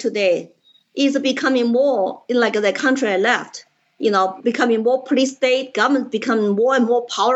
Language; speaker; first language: English; non-native, fluent; Chinese